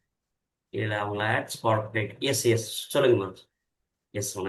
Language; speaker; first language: Tamil; native; Tamil